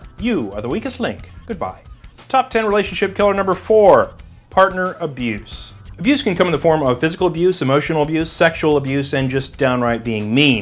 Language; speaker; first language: English; native; English